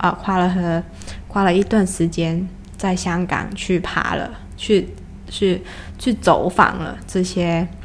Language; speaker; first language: Chinese; non-native, local second language; Cantonese